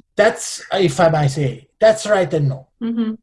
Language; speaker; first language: English; non-native, fluent; Italian